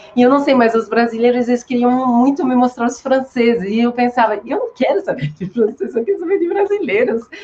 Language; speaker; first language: Portuguese; non-native, fluent; French